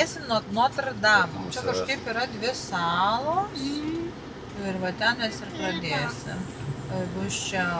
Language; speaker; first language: Lithuanian; native; Lithuanian